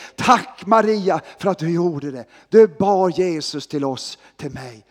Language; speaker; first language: Swedish; native; Swedish